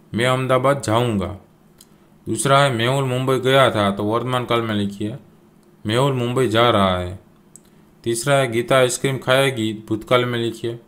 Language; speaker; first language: Hindi; non-native, local second language; Gujarati